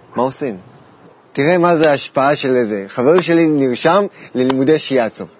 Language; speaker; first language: Hebrew; native; Hebrew